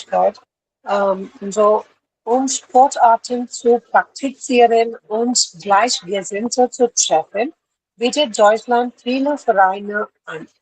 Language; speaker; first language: German; non-native, learner; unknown